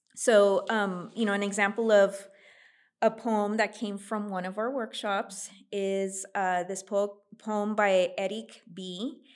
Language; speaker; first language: English; native; English